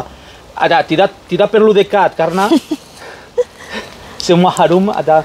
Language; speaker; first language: Indonesian; non-native, learner; Spanish